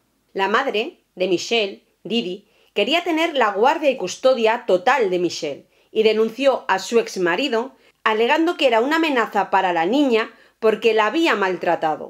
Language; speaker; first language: Spanish; native; Spanish